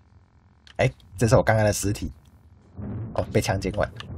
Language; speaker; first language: Chinese; native; Chinese